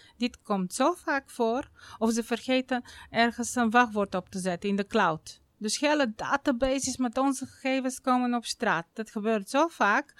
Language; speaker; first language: Dutch; non-native, fluent; Bulgarian